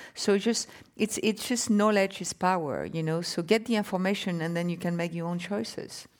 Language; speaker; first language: English; non-native, fluent; French